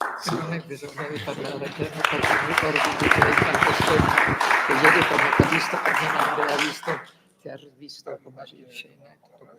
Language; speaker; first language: Italian; non-native, fluent; Spanish